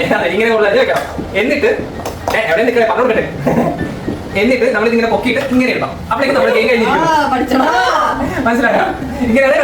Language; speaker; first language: Malayalam; native; Malayalam